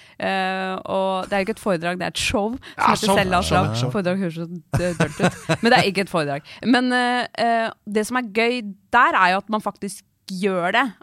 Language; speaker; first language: Norwegian; early bilingual, other home language; Turkish